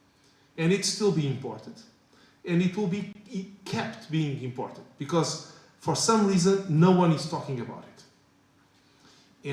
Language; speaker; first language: English; non-native, fluent; Portuguese